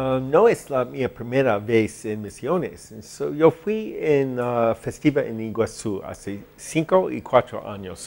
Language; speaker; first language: Spanish; non-native, learner; English